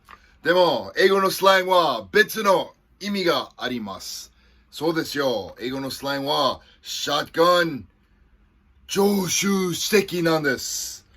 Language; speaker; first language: Japanese; non-native, fluent; English